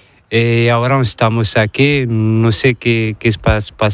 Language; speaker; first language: Spanish; non-native, learner; Arabic